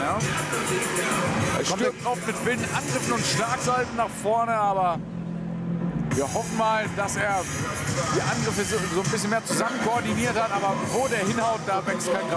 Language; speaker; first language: German; native; German